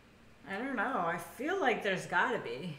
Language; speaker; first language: English; native; English